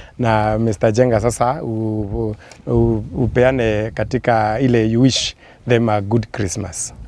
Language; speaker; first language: Swahili; non-native, local second language; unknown